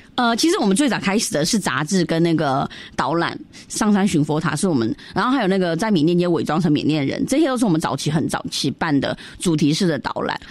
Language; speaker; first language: Chinese; early bilingual, heritage; Chinese